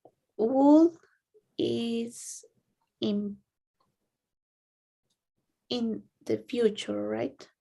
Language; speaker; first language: English; non-native, learner; Spanish